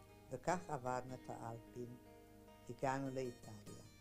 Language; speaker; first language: Hebrew; non-native, fluent; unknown